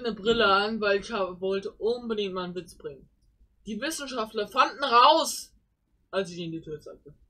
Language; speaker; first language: German; native; German